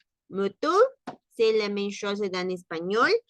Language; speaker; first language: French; non-native, learner; Spanish